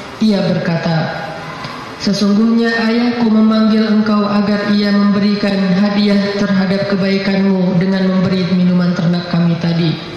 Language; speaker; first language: Indonesian; native; Indonesian